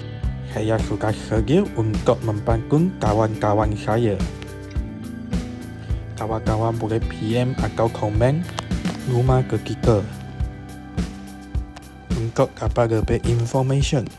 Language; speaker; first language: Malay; non-native, local second language; Chinese